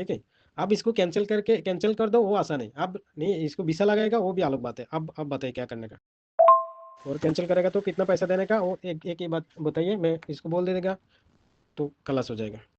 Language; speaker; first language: Hindi; non-native, learner; Bangla